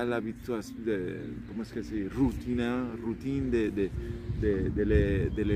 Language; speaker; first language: French; non-native, learner; Spanish